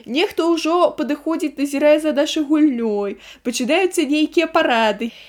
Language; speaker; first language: Belarusian; native; Belarusian